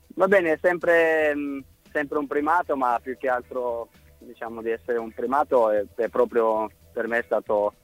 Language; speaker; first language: Italian; non-native, fluent; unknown